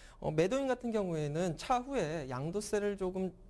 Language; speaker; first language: Korean; native; Korean